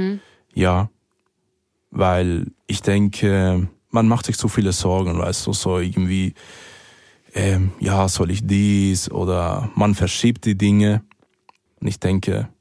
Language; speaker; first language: German; early bilingual, other home language; Spanish